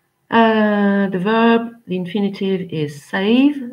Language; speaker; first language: English; non-native, fluent; French